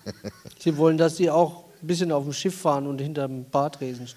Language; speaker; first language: German; native; German